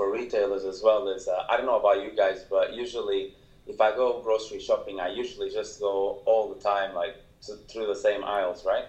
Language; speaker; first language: English; non-native, fluent; Portuguese